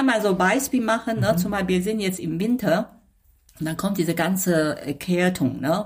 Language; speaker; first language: German; non-native, fluent; Chinese